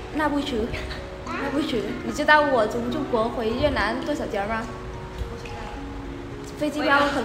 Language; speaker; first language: Chinese; non-native, fluent; Vietnamese